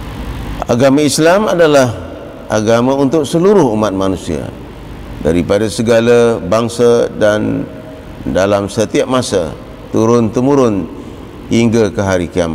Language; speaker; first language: Malay; native; Malay